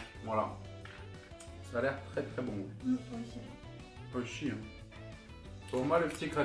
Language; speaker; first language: French; native; French